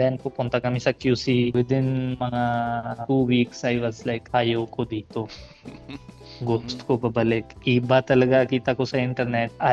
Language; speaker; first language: Filipino; non-native, learner; Punjabi